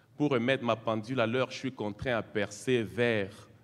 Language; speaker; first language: French; non-native, local second language; Swahili